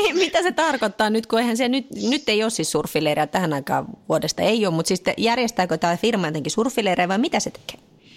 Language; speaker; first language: Finnish; native; Finnish